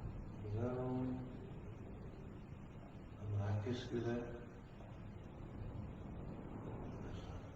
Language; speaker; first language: Welsh; non-native, fluent; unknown